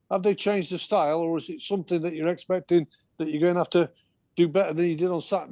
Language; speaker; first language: English; native; English